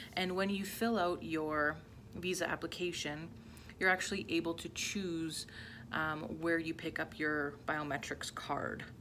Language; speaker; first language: English; native; English